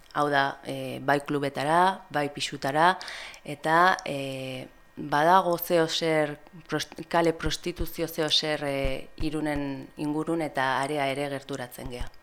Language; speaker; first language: Basque; non-native, local second language; Spanish